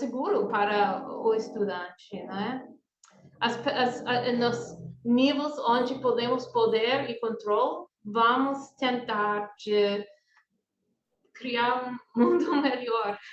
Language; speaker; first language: Portuguese; non-native, fluent; English